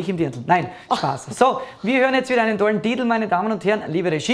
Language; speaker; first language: German; native; German